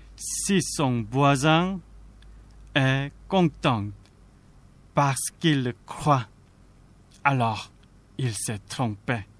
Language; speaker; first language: French; non-native, fluent; Korean